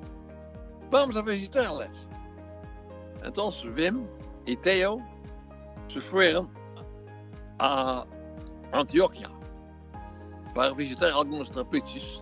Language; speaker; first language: Spanish; non-native, fluent; Dutch